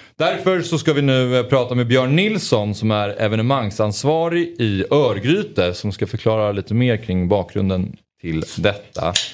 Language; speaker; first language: Swedish; native; Swedish